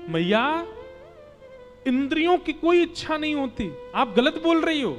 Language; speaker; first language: Hindi; native; Hindi